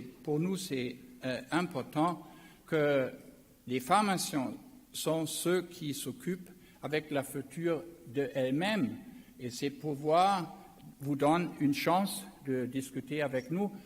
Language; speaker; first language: French; non-native, learner; German